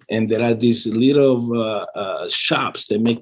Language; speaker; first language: English; non-native, fluent; Italian